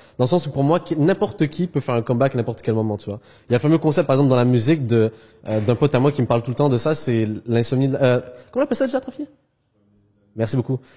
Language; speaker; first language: French; early bilingual, other home language; Arabic